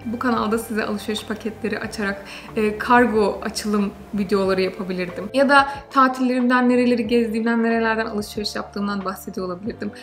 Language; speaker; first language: Turkish; early bilingual, heritage; Turkish